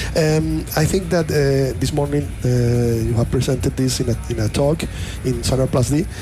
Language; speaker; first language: English; non-native, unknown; Spanish